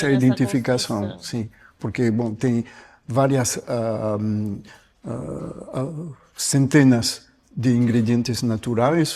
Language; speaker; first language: Portuguese; non-native, fluent; French